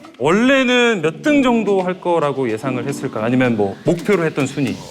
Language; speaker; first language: Korean; native; Korean